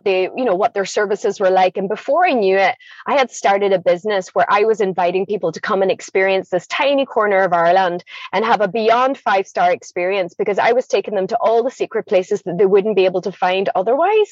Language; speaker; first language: English; native; English